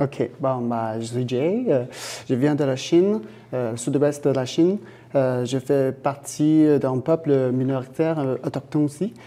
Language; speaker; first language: French; non-native, fluent; Chinese